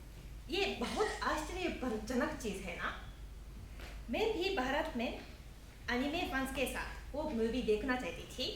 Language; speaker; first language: Hindi; non-native, fluent; Japanese